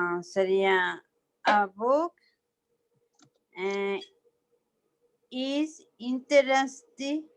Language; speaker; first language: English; non-native, learner; Spanish